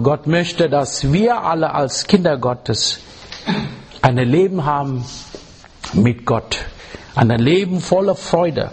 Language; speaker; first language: German; non-native, learner; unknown